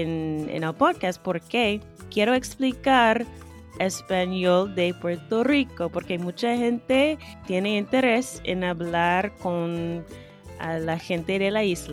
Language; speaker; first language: Spanish; non-native, fluent; English